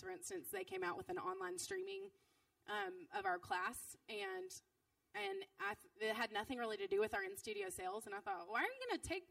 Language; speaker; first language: English; native; English